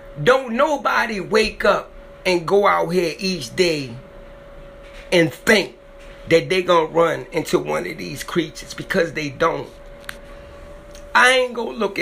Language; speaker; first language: English; native; English